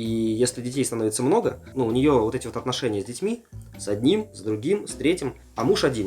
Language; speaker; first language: Russian; native; Russian